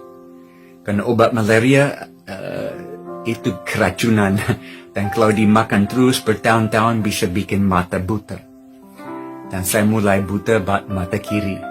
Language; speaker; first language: Indonesian; non-native, fluent; English